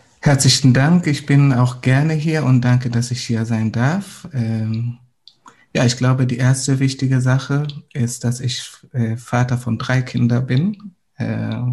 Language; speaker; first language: German; non-native, fluent; Swahili